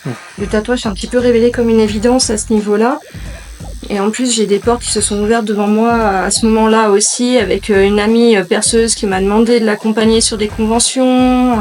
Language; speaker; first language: French; native; French